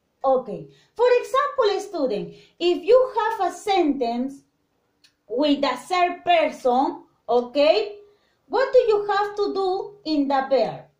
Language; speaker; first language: English; non-native, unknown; Spanish